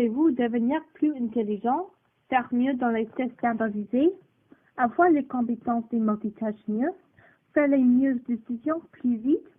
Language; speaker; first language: French; non-native, learner; English